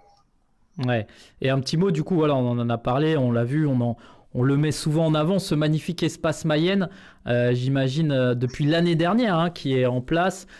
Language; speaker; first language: French; native; French